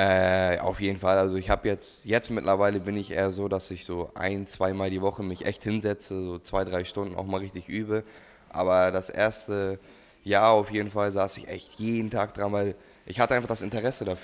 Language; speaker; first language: German; native; German